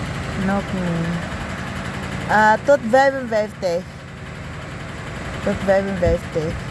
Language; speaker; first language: Dutch; non-native, learner; Filipino